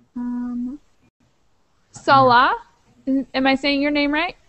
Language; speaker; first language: English; native; English